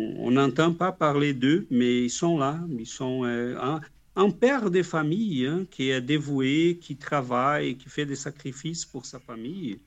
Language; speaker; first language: French; non-native, fluent; Portuguese